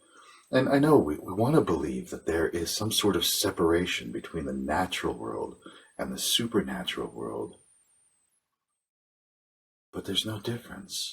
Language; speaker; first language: English; native; English